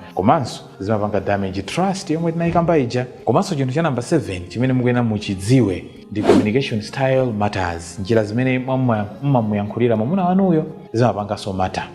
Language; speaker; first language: Nyanja; native; Nyanja